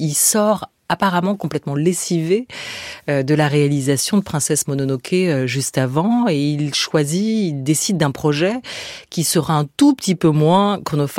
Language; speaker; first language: French; native; French